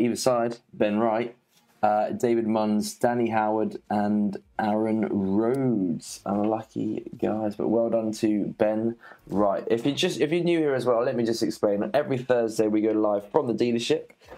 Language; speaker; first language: English; native; English